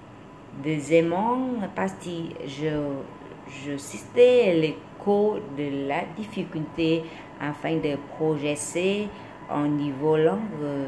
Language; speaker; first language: French; non-native, learner; Vietnamese